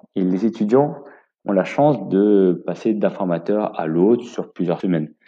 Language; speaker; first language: French; native; French